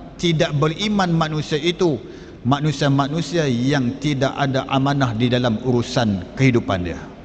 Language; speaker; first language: Malay; native; Malay